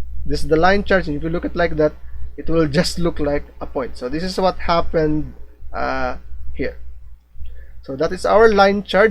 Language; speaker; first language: English; non-native, local second language; Filipino